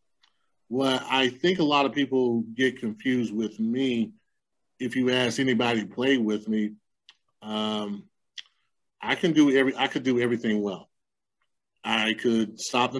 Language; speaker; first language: English; native; English